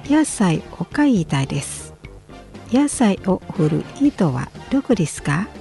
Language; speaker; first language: Japanese; non-native, fluent; Indonesian